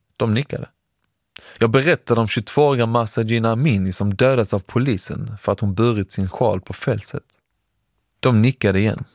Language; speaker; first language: Swedish; early bilingual, other home language; Persian